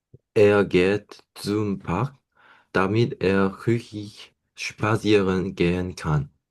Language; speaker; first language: German; non-native, learner; Korean